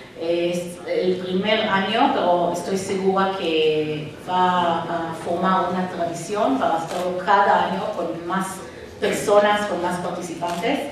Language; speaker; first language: Spanish; non-native, fluent; Hebrew